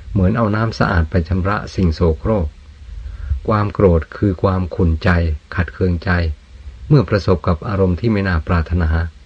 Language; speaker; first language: Thai; native; Thai